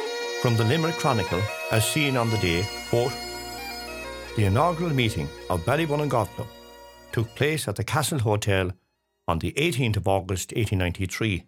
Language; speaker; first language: English; native; English